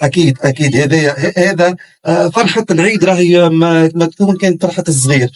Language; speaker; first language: Arabic; native; Arabic